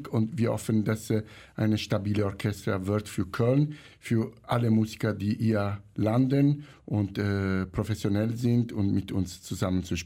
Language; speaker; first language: German; non-native, fluent; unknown